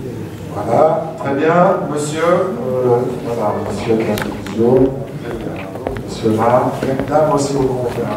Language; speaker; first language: French; native; French